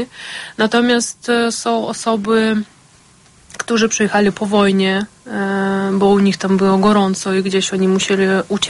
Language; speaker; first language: Polish; non-native, fluent; Ukrainian